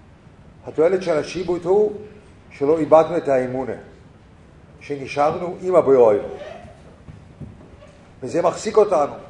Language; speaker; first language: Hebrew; non-native, fluent; English